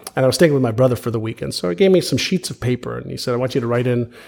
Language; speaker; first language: English; early bilingual, other home language; Hebrew